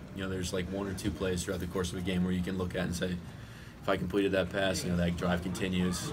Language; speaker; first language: English; native; English